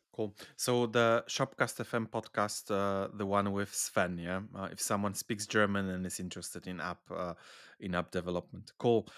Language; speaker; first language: English; non-native, fluent; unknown